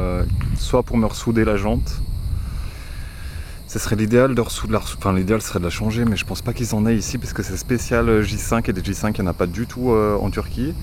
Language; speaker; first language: French; native; French